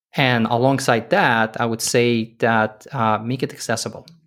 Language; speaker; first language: English; early bilingual, other home language; Russian